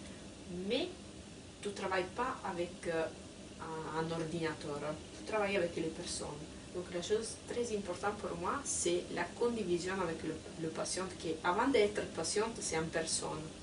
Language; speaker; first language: French; non-native, fluent; Italian